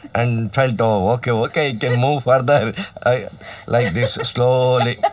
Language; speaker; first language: English; non-native, local second language; Kannada